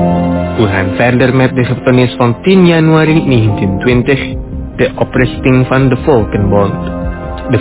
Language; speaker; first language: Dutch; non-native, fluent; Indonesian